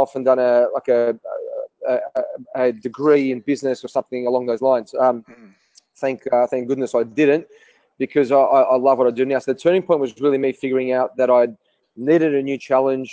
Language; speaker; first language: English; native; English